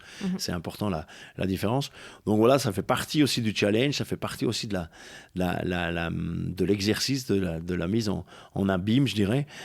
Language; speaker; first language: French; native; French